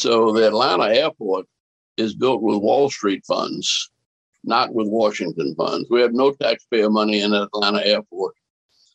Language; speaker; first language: English; native; English